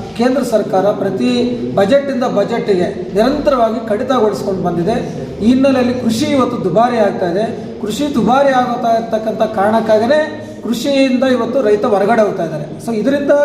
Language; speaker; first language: Kannada; native; Kannada